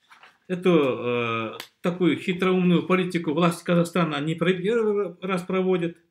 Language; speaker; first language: Russian; native; Russian